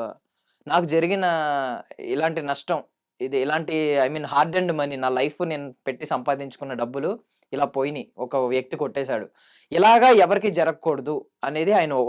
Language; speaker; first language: Telugu; native; Telugu